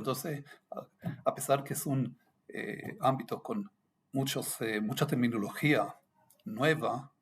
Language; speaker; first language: Spanish; non-native, fluent; Hebrew